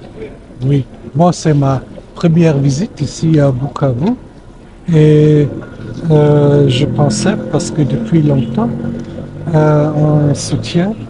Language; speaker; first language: French; non-native, fluent; German